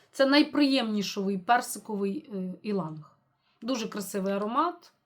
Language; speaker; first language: Ukrainian; non-native, local second language; Russian